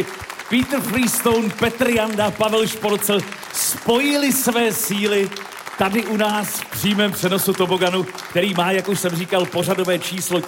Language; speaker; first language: Czech; native; Czech